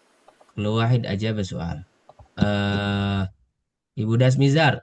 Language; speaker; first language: Arabic; non-native, fluent; Indonesian